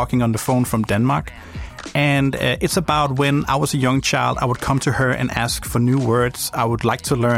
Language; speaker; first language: English; non-native, fluent; Danish